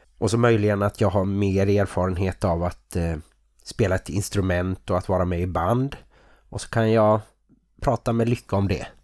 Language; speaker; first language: Swedish; native; Swedish